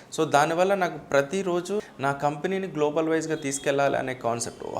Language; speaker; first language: Telugu; native; Telugu